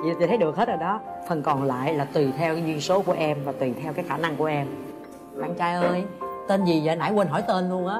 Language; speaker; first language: Vietnamese; native; Vietnamese